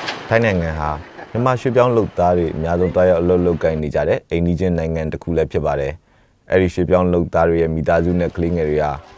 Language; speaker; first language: Burmese; native; Burmese